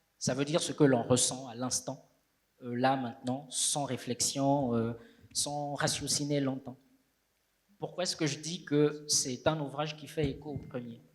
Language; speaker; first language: French; native; French